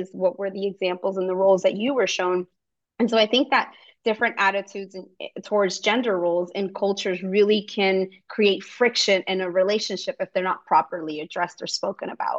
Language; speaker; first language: English; early bilingual, other home language; Spanish